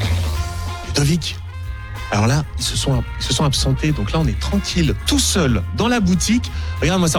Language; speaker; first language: French; native; French